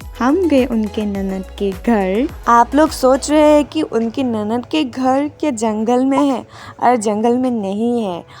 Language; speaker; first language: Hindi; non-native, local second language; Assamese